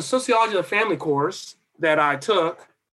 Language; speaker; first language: English; native; English